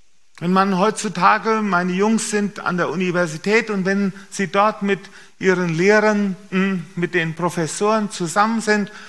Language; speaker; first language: German; native; German